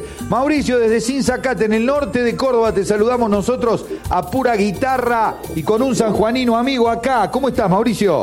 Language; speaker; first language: Spanish; native; Spanish